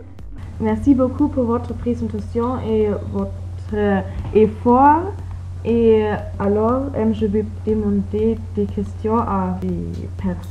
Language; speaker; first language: French; non-native, learner; German